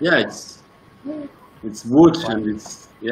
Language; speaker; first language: English; non-native, fluent; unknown